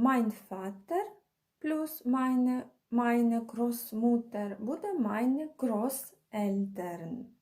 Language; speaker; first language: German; non-native, fluent; Ukrainian